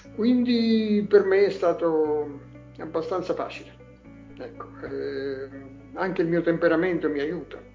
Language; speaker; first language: Italian; non-native, local second language; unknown